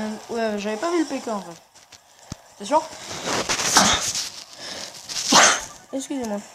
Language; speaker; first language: French; native; French